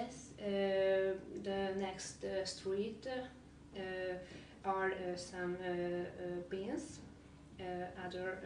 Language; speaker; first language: English; non-native, learner; Hungarian